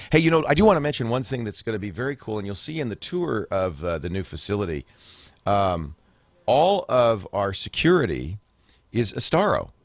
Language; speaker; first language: English; native; English